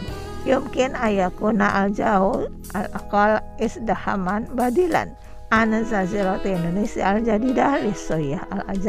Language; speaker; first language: Arabic; non-native, fluent; Indonesian